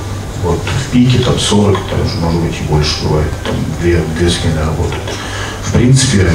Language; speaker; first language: Russian; native; Russian